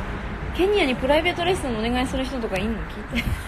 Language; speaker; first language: Japanese; native; Japanese